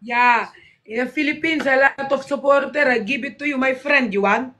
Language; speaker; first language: English; non-native, learner; Filipino